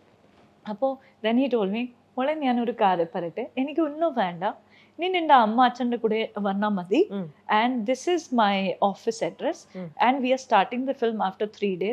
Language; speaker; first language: Malayalam; non-native, local second language; Punjabi